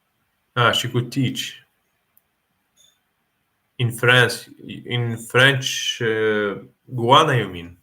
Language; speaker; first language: English; non-native, fluent; Arabic